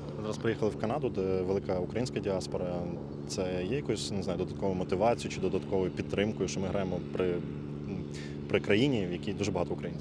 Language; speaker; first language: Ukrainian; native; Ukrainian